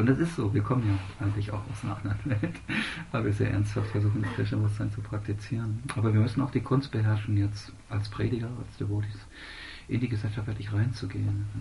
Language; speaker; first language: German; native; German